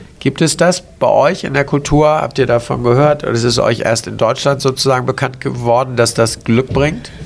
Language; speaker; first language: German; native; German